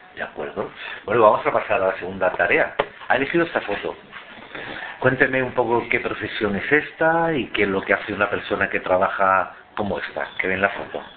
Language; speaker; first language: Spanish; native; Spanish